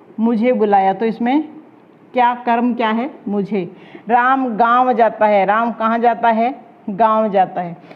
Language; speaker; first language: Hindi; native; Hindi